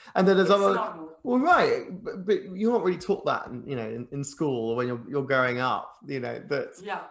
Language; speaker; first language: English; native; English